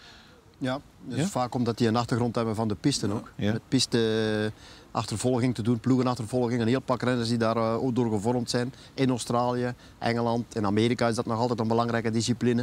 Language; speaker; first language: Dutch; native; Dutch